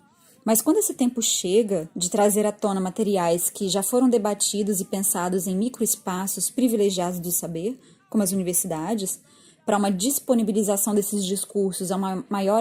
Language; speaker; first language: Portuguese; native; Portuguese